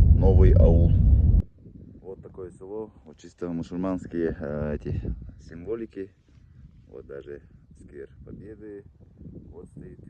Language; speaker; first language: Russian; non-native, local second language; Yakut